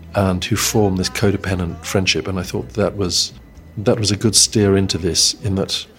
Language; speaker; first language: English; native; English